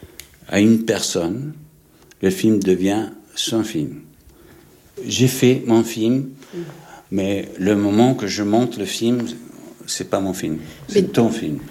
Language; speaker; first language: French; non-native, fluent; English